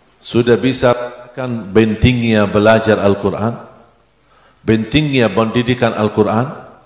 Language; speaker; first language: Indonesian; non-native, fluent; Arabic